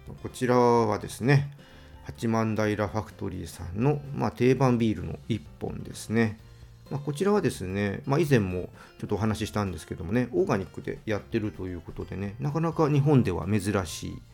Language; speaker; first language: Japanese; native; Japanese